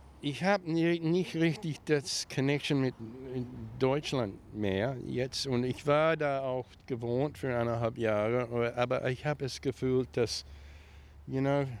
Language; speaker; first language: German; early bilingual, heritage; German